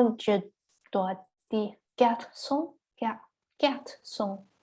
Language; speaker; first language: French; non-native, learner; Chinese